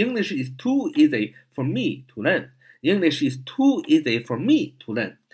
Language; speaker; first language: English; non-native, fluent; Chinese